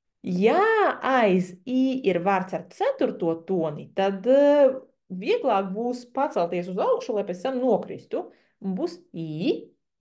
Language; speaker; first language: Latvian; non-native, fluent; Chinese